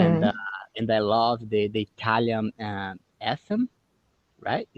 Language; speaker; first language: English; non-native, fluent; Portuguese